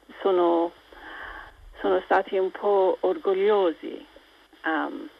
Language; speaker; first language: Italian; non-native, local second language; English